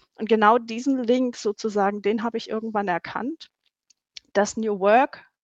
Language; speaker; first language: German; native; German